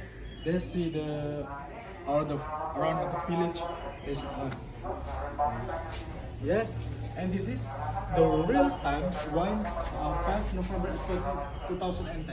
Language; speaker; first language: English; non-native, learner; Indonesian